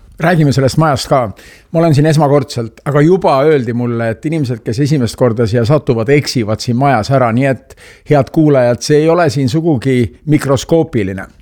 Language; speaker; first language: Estonian; native; Estonian